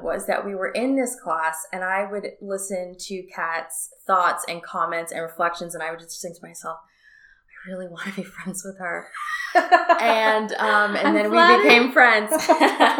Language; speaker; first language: English; native; English